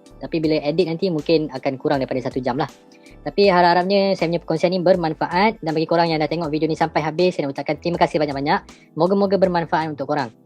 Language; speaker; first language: Malay; native; Malay